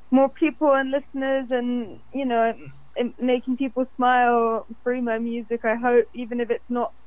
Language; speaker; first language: English; native; English